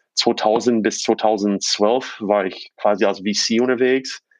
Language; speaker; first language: German; non-native, fluent; English